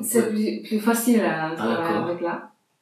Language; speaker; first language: French; non-native, fluent; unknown